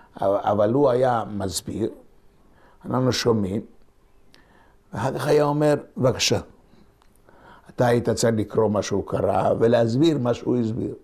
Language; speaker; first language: Hebrew; non-native, local second language; Ladino